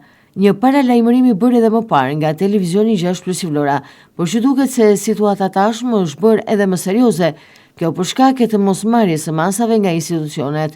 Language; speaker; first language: Albanian; native; Albanian